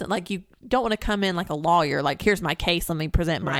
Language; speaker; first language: English; native; English